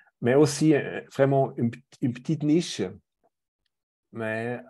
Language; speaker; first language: French; non-native, fluent; German